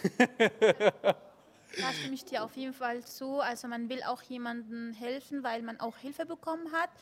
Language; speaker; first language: German; non-native, fluent; Arabic